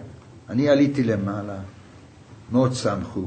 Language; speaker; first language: Hebrew; non-native, fluent; Hungarian